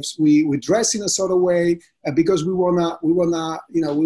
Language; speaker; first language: English; non-native, fluent; Italian